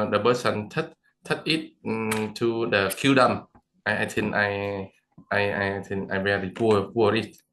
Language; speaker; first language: English; non-native, learner; Vietnamese